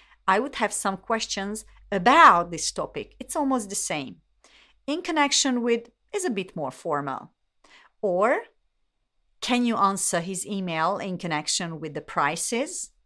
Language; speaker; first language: English; non-native, fluent; Hungarian